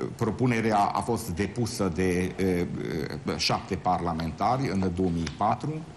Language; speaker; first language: Romanian; non-native, local second language; Hungarian